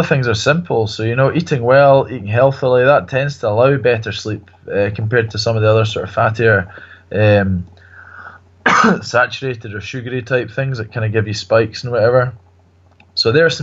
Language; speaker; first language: English; native; English